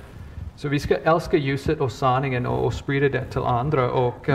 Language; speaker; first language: Swedish; non-native, fluent; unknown